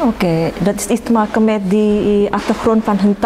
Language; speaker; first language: Dutch; non-native, learner; Indonesian